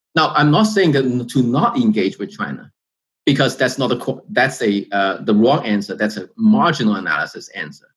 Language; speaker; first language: English; non-native, fluent; Chinese